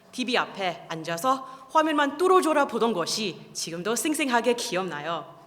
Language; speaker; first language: Korean; non-native, fluent; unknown